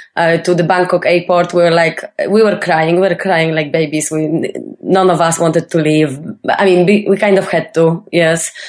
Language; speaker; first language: English; non-native, fluent; Polish